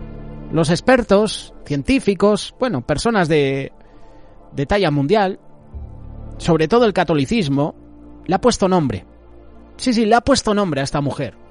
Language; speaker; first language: Spanish; native; Spanish